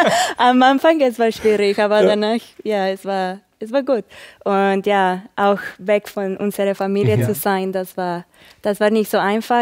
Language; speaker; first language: German; non-native, learner; Spanish